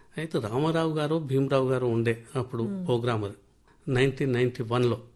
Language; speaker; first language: Telugu; non-native, local second language; Lambadi